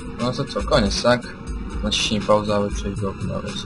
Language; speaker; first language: Polish; native; Polish